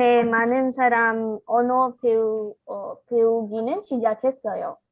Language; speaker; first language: Korean; non-native, learner; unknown